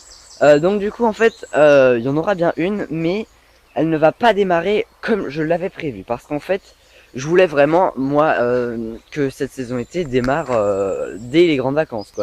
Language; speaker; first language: French; native; French